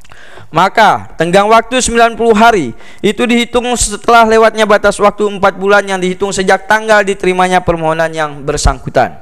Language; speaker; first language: Indonesian; native; Indonesian